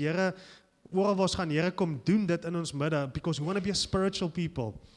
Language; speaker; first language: English; non-native, local second language; Afrikaans